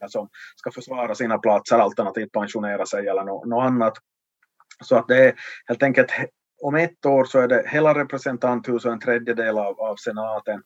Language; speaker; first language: Swedish; native; Swedish